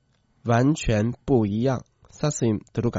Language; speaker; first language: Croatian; non-native, fluent; Chinese